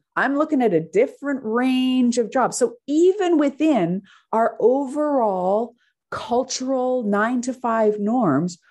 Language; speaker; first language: English; native; English